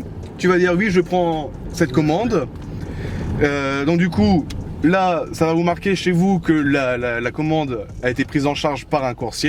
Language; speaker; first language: French; native; French